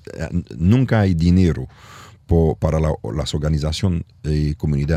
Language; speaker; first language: Spanish; non-native, learner; French